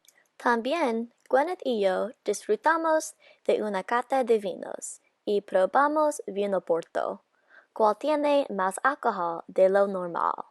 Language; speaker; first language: Spanish; non-native, learner; English